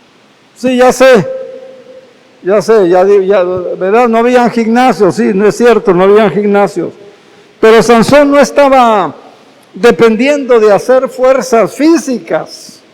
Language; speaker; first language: Spanish; native; Spanish